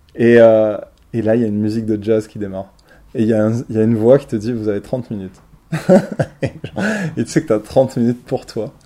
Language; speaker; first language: French; native; French